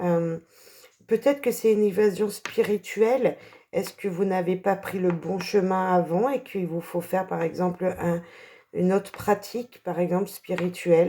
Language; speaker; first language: French; native; French